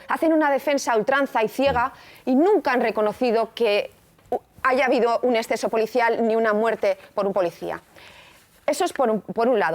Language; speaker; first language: Spanish; native; Spanish